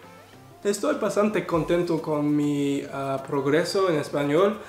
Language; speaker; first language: Spanish; non-native, learner; English